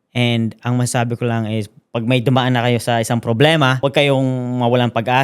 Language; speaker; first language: Filipino; early bilingual, heritage; Filipino